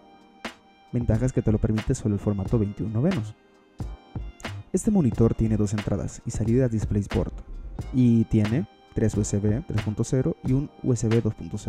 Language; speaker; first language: Spanish; native; Spanish